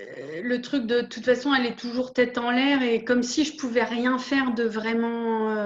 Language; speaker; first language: French; native; French